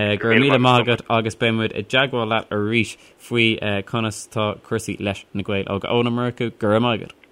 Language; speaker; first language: Irish; non-native, local second language; English